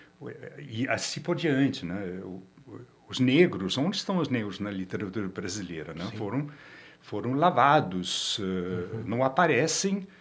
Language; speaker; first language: Portuguese; non-native, fluent; Danish